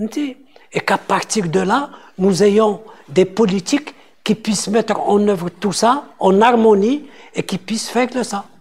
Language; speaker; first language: French; non-native, local second language; Arabic